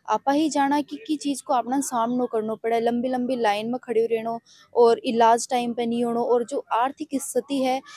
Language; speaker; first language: Hindi; native; Hindi